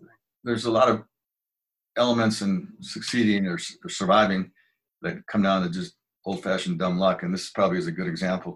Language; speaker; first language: English; native; English